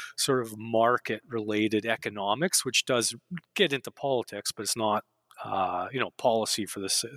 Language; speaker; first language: English; native; English